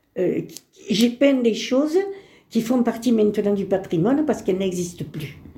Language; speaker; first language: French; early bilingual, other home language; Spanish